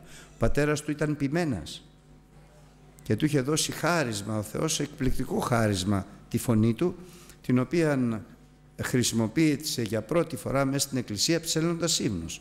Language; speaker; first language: Greek; native; Greek